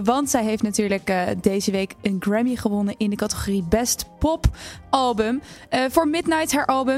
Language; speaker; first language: Dutch; native; Dutch